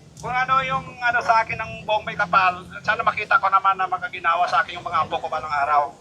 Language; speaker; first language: Filipino; non-native, local second language; Cebuano